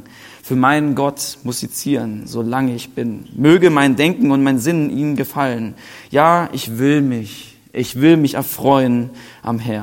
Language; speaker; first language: German; native; German